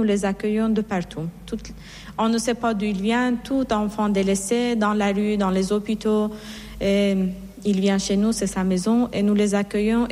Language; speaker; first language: French; non-native, fluent; Assyrian Neo-Aramaic